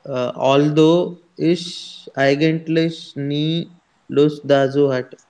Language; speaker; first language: German; non-native, learner; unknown